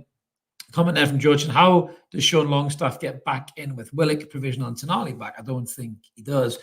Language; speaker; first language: English; native; English